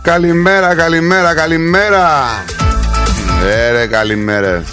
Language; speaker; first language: Greek; early bilingual, heritage; Greek